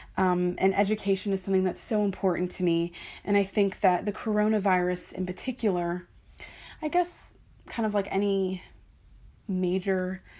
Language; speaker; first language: English; native; English